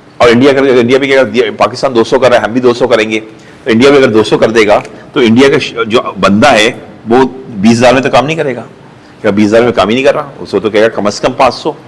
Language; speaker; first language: Urdu; native; Urdu